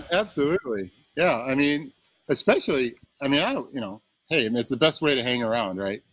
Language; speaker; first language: English; native; English